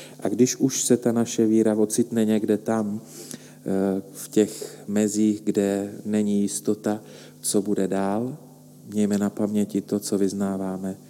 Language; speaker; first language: Czech; native; Czech